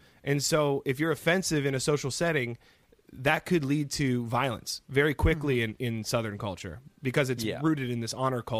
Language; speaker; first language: English; native; English